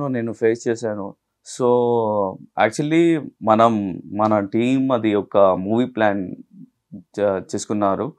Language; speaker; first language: Telugu; non-native, learner; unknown